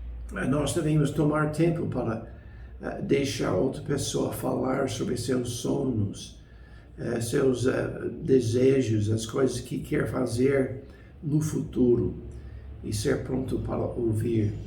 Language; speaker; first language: Portuguese; non-native, fluent; English